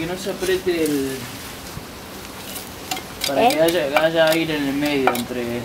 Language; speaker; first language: Spanish; native; Spanish